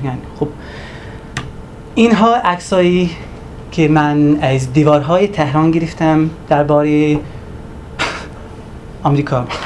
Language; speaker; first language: Persian; non-native, fluent; Turkish